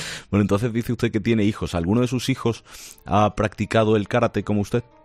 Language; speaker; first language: Spanish; native; Spanish